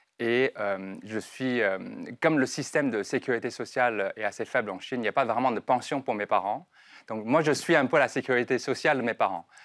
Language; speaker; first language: French; non-native, fluent; Chinese